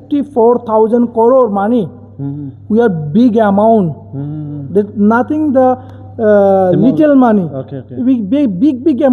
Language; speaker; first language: Hindi; non-native, learner; Bangla